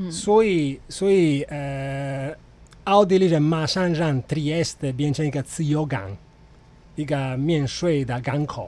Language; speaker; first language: Chinese; non-native, fluent; Italian